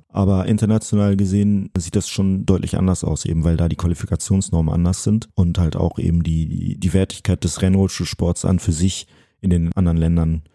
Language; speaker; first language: German; early bilingual, other home language; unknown